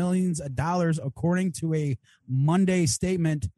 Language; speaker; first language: English; native; English